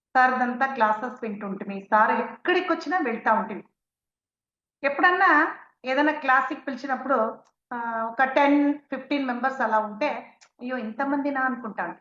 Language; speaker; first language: Telugu; native; Telugu